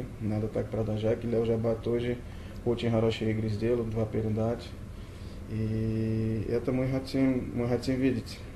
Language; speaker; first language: Russian; non-native, learner; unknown